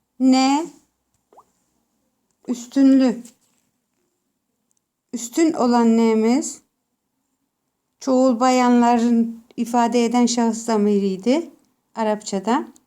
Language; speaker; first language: Turkish; native; Turkish